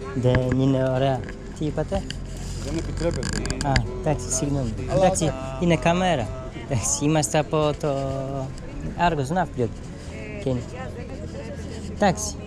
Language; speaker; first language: Greek; non-native, fluent; Polish